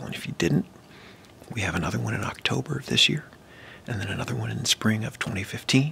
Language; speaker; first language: English; native; English